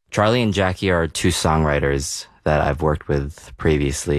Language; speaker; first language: English; native; English